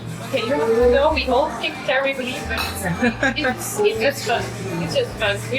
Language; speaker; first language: English; non-native, fluent; French